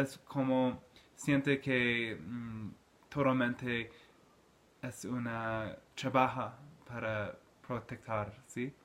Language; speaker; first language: Spanish; non-native, learner; English